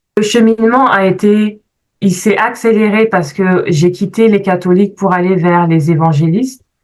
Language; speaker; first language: French; early bilingual, other home language; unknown